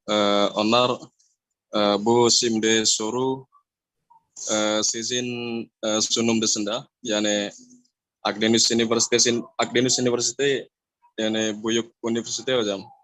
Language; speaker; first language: Turkish; non-native, learner; Indonesian